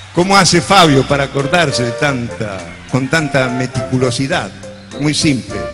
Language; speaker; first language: Spanish; native; Spanish